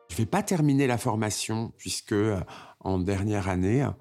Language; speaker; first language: French; native; French